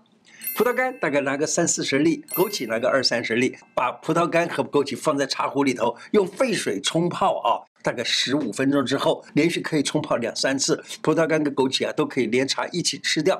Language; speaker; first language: Chinese; native; Chinese